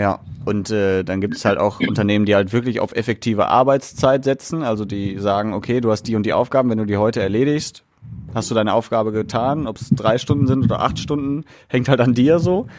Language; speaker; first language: German; native; German